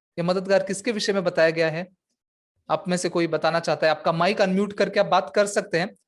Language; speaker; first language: Hindi; non-native, local second language; Marathi